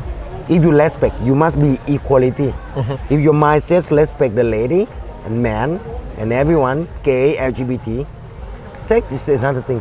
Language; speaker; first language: English; non-native, fluent; Thai